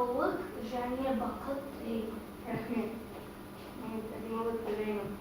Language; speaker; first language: Kazakh; non-native, local second language; Russian